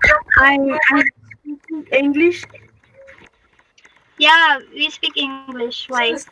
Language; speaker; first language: English; non-native, local second language; Filipino